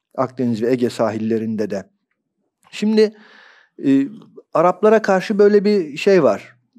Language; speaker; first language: Turkish; native; Turkish